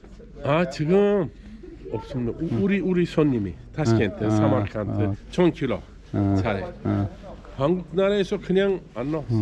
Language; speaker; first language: Korean; non-native, learner; Uzbek